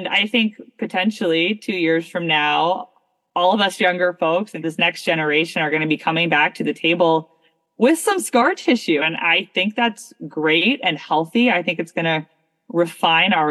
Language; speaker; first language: English; native; English